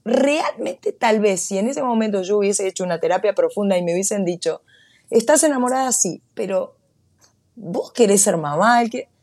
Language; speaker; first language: Spanish; native; Spanish